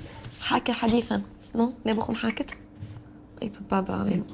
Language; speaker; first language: French; non-native, fluent; Assyrian Neo-Aramaic